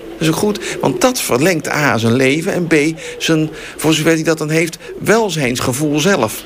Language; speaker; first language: Dutch; native; Dutch